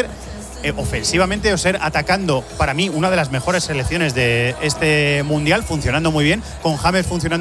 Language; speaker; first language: Spanish; native; Spanish